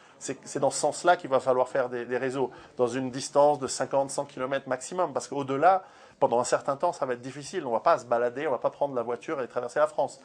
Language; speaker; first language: French; early bilingual, other home language; Italian